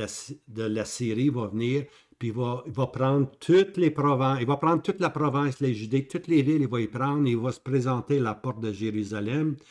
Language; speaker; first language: French; native; French